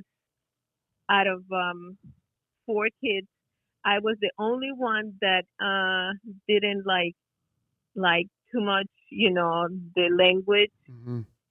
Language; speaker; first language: English; non-native, fluent; Spanish